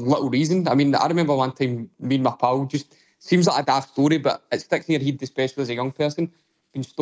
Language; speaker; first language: English; native; English